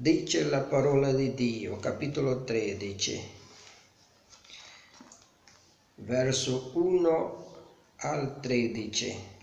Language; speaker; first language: Italian; non-native, learner; Portuguese